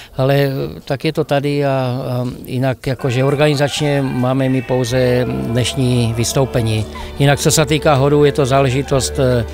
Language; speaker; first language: Czech; native; Czech